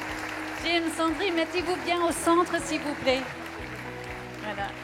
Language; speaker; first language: French; native; French